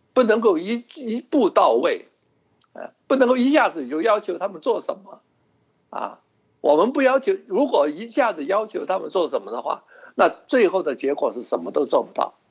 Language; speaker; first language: Chinese; non-native, local second language; Cantonese